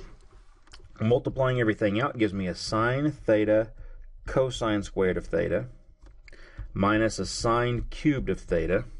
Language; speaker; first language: English; native; English